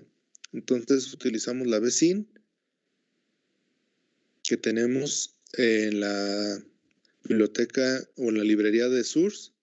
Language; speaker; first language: Spanish; native; Spanish